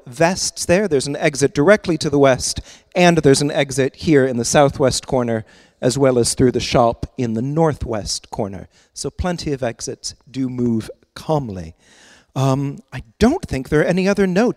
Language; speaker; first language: English; native; English